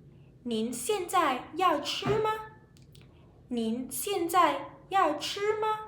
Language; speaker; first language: Chinese; non-native, fluent; Sinhala